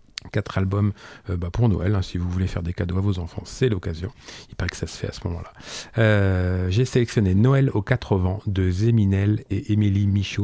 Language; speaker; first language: French; native; French